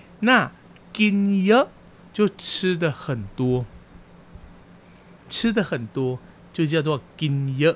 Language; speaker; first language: Chinese; early bilingual, heritage; Chinese